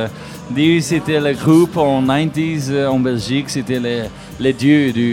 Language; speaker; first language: French; non-native, local second language; Dutch